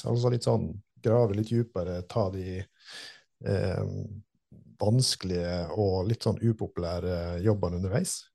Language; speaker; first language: Norwegian; native; Norwegian